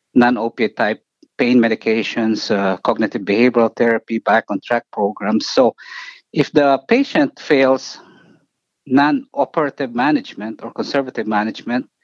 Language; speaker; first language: English; non-native, local second language; Filipino